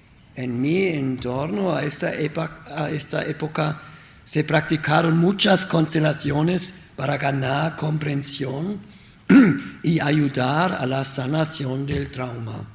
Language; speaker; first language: Spanish; non-native, learner; German